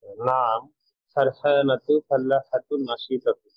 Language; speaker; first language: Arabic; non-native, learner; Bangla